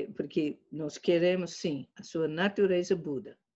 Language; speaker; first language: Portuguese; non-native, fluent; English